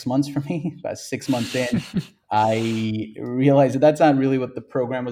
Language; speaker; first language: English; non-native, local second language; Hindi